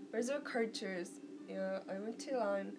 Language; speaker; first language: English; non-native, learner; Japanese